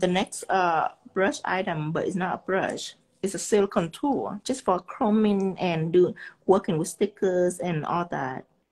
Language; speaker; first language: English; non-native, fluent; Vietnamese